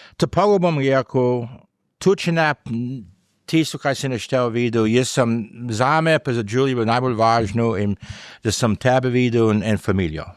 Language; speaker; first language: Slovenian; early bilingual, heritage; English